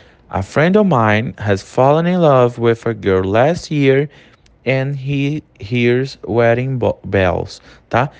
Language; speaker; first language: English; non-native, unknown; Portuguese